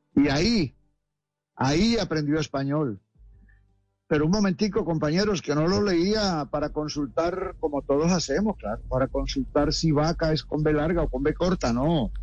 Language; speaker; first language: Spanish; native; Spanish